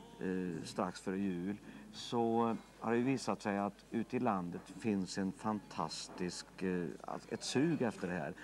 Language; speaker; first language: Swedish; native; Swedish